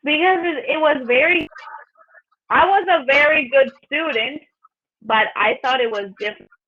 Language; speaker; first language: English; non-native, fluent; Spanish